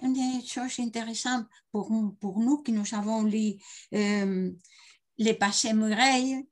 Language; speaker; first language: French; non-native, learner; Spanish